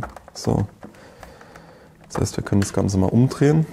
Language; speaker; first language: German; native; German